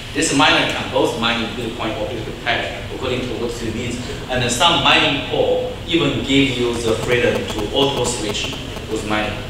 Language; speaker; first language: English; non-native, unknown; Chinese